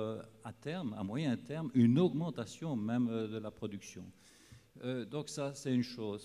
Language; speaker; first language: French; native; French